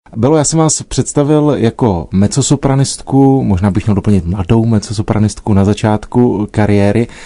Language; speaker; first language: Czech; native; Czech